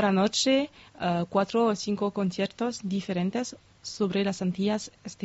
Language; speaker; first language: Spanish; non-native, fluent; French